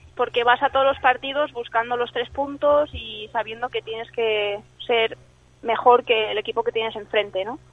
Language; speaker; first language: Spanish; early bilingual, other home language; English